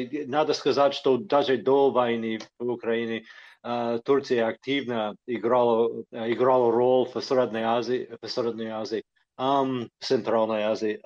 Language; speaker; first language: Russian; non-native, fluent; English